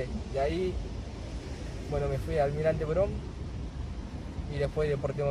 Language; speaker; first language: Spanish; non-native, fluent; Japanese